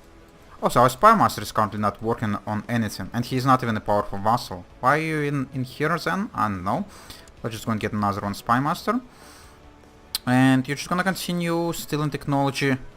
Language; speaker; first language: English; non-native, fluent; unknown